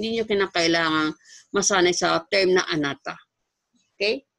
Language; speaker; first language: Filipino; native; Filipino